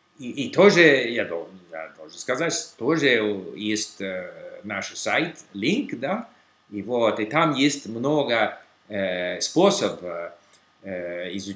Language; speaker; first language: Russian; non-native, learner; English